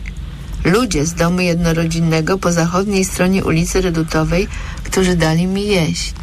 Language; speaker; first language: Polish; native; Polish